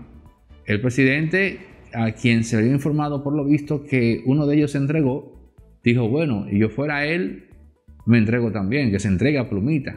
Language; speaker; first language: Spanish; native; Spanish